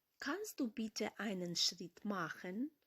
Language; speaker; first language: German; non-native, fluent; Ukrainian